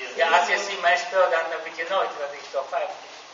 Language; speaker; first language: Dutch; non-native, learner; Chinese